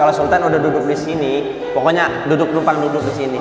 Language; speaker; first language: Indonesian; native; Indonesian